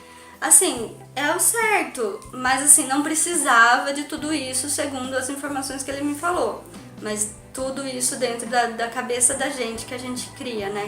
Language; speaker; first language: Portuguese; native; Portuguese